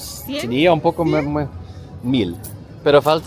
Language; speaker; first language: Spanish; non-native, fluent; Swedish